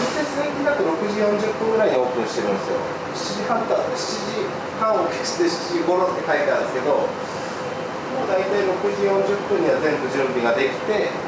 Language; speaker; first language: Japanese; native; Japanese